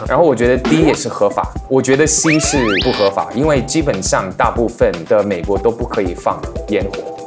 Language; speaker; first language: Chinese; non-native, fluent; English